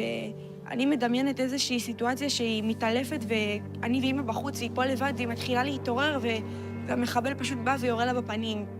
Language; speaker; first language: Hebrew; native; Hebrew